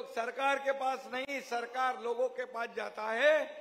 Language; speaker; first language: Hindi; non-native, local second language; Marathi